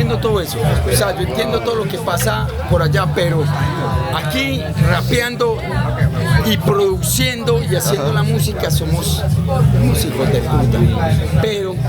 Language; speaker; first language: Spanish; native; Spanish